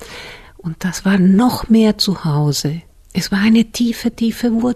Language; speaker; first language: German; non-native, fluent; Spanish